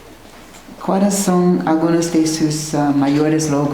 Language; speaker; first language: Spanish; non-native, fluent; English